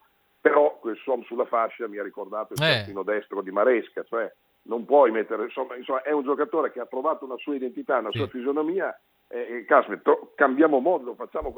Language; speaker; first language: Italian; native; Italian